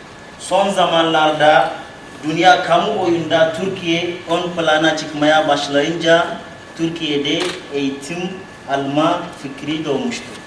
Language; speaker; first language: Turkish; non-native, learner; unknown